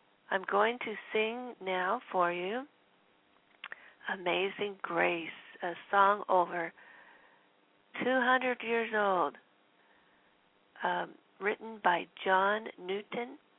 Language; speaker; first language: English; native; English